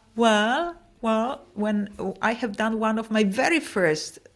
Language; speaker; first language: English; non-native, fluent; Polish